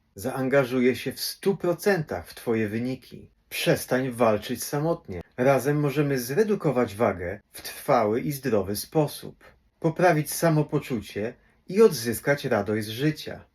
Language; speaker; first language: Polish; native; Polish